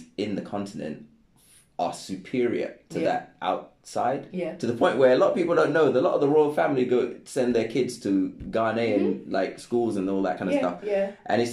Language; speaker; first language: English; non-native, local second language; Krio